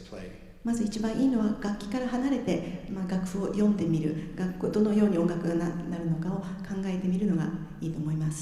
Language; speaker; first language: Japanese; native; Japanese